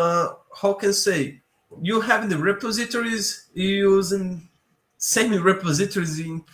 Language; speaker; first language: English; non-native, learner; Portuguese